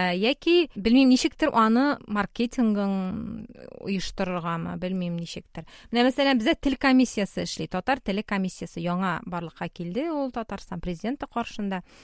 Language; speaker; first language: Tatar; native; Tatar